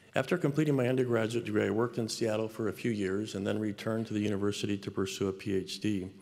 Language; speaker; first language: English; native; English